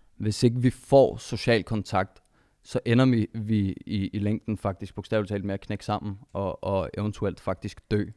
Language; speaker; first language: Danish; early bilingual, other home language; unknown